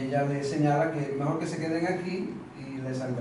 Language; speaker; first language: Spanish; native; Spanish